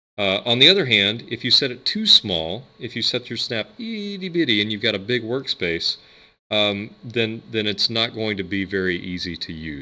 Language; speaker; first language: English; native; English